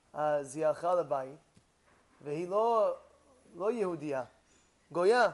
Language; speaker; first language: Hebrew; non-native, fluent; English